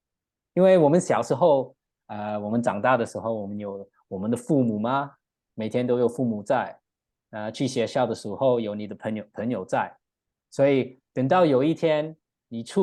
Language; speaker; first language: Chinese; non-native, learner; English